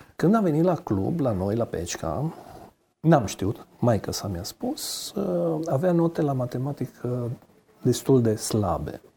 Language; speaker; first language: Romanian; native; Romanian